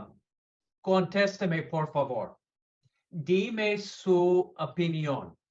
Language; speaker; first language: Spanish; non-native, learner; English